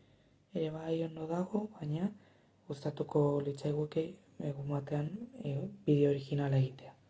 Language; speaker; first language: Basque; non-native, local second language; Spanish